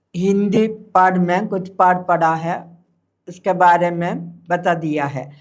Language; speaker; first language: Hindi; non-native, local second language; Malayalam